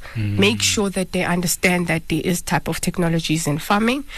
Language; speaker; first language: English; non-native, local second language; Zulu